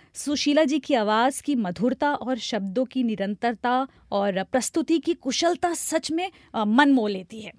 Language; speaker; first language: Hindi; native; Hindi